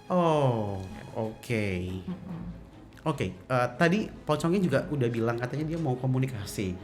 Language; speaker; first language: Indonesian; native; Indonesian